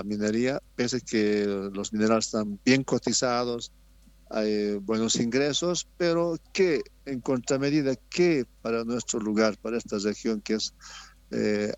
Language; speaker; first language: Spanish; native; Spanish